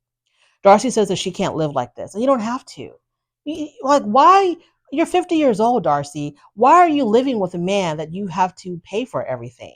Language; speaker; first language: English; native; English